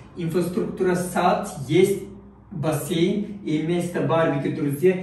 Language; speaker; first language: Russian; non-native, learner; Turkish